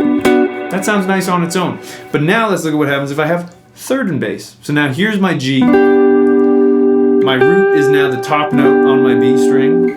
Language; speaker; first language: English; native; English